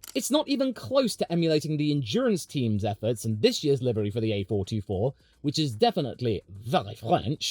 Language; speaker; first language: English; native; English